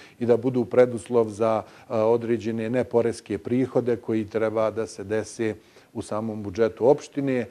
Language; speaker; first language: Serbian; native; Serbian